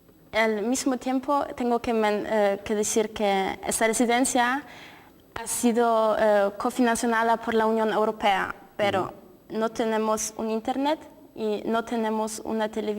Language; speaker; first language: Spanish; non-native, fluent; Polish